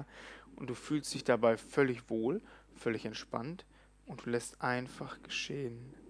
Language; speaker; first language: German; native; German